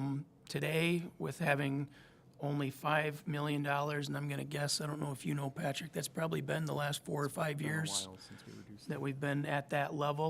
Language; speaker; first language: English; native; English